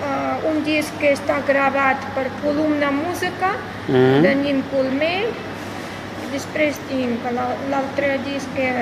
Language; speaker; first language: Catalan; non-native, fluent; Russian